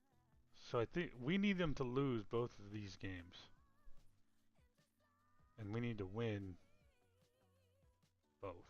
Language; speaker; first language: English; native; English